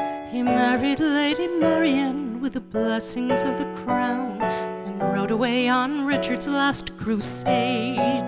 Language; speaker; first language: English; native; English